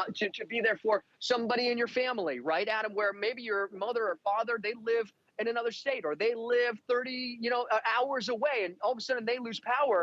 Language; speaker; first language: English; native; English